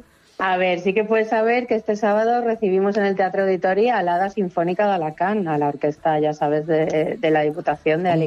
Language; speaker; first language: Spanish; native; Spanish